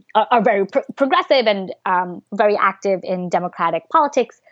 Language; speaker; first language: English; early bilingual, other home language; Bangla